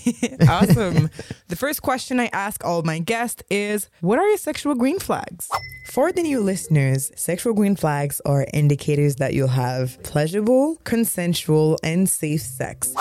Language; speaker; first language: English; non-native, fluent; French